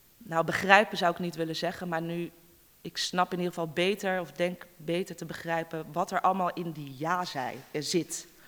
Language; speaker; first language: Dutch; native; Dutch